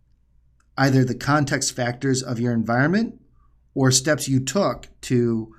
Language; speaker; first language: English; native; English